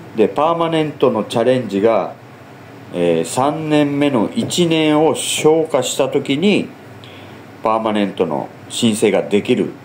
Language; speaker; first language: Japanese; native; Japanese